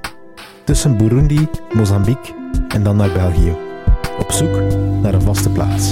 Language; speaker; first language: Dutch; native; Dutch